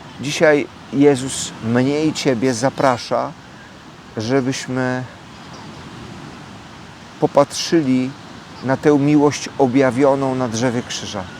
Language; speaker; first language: Polish; native; Polish